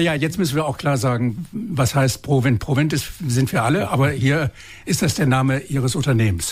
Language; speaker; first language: German; native; German